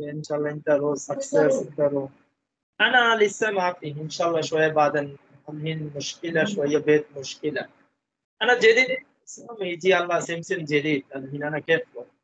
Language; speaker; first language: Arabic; non-native, learner; Bangla